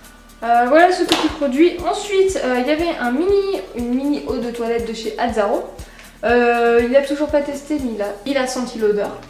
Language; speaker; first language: French; native; French